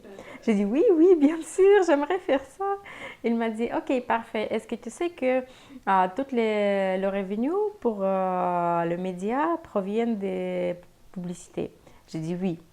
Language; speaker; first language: French; non-native, fluent; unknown